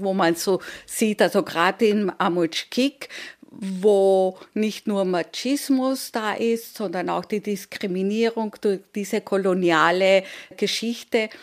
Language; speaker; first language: German; early bilingual, other home language; Spanish